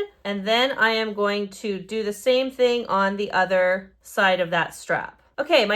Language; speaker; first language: English; native; English